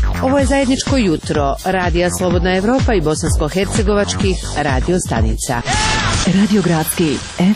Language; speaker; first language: Croatian; native; Croatian